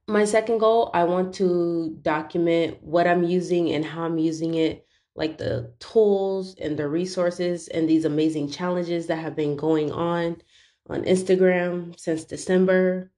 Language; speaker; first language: English; native; English